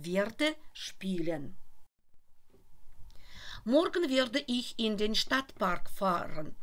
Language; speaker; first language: German; non-native, fluent; Russian